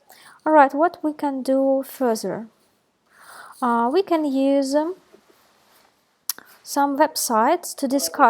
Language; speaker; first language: English; non-native, fluent; Russian